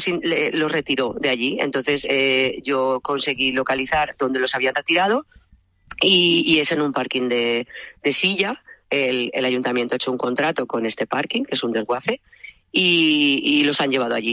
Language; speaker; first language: Spanish; native; Spanish